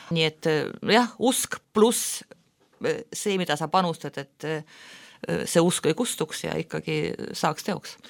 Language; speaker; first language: Estonian; non-native, local second language; Russian